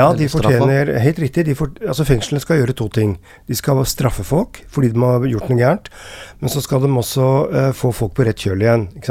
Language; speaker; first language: Norwegian; native; Norwegian